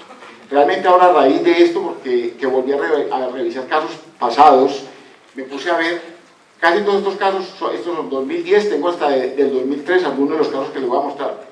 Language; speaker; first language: Spanish; native; Spanish